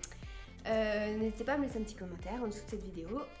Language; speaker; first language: French; native; French